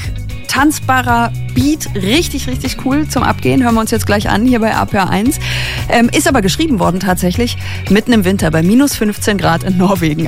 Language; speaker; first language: German; native; German